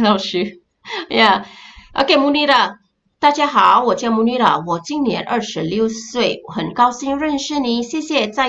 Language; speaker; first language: Chinese; non-native, local second language; Malay